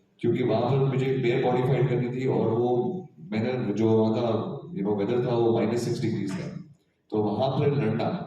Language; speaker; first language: Hindi; native; Hindi